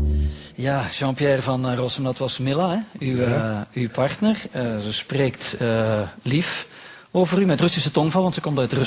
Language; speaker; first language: Dutch; native; Dutch